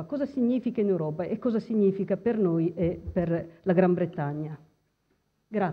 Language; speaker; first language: Italian; native; Italian